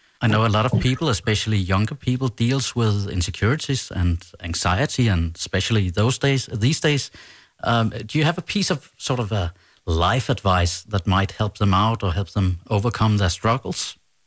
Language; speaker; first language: English; non-native, fluent; Danish